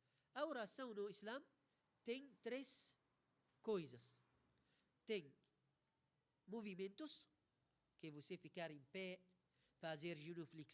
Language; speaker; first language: Portuguese; non-native, fluent; Arabic